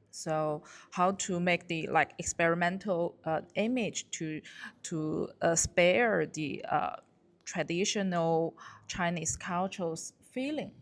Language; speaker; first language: English; non-native, learner; Chinese